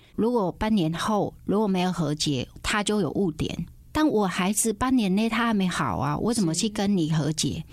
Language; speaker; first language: Chinese; non-native, fluent; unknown